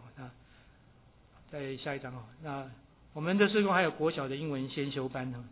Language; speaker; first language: Chinese; native; Chinese